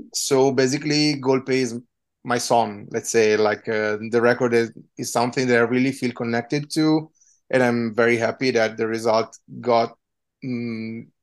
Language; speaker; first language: English; non-native, fluent; Italian